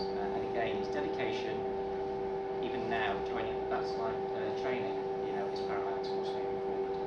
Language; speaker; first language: English; native; English